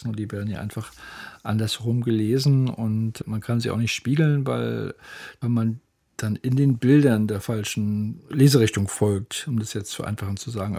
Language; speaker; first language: German; native; German